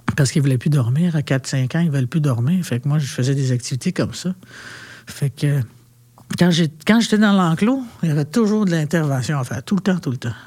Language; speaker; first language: French; non-native, local second language; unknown